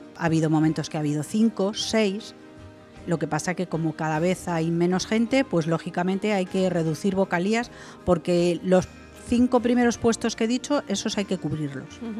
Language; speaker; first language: Spanish; native; Spanish